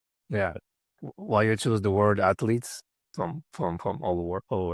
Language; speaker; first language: English; non-native, fluent; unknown